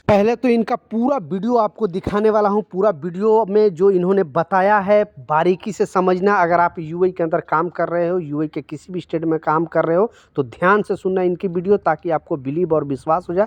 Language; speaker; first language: Hindi; native; Hindi